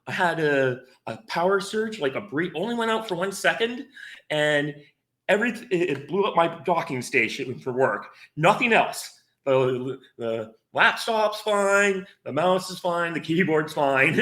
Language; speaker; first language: English; native; English